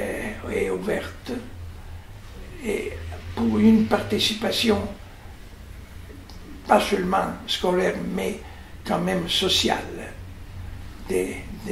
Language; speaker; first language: French; non-native, fluent; Italian